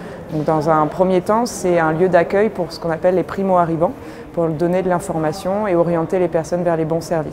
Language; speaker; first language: French; native; French